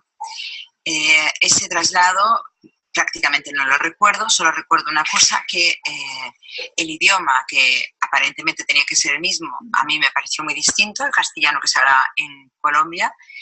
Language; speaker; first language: Spanish; native; Spanish